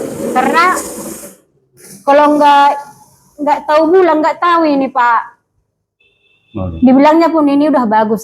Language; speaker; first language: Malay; non-native, local second language; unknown